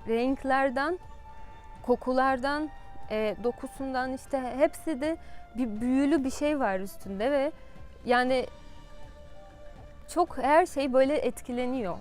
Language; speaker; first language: Turkish; non-native, fluent; Portuguese